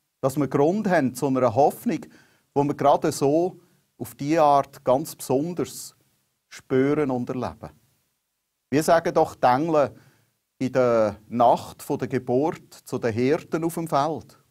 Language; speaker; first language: German; native; German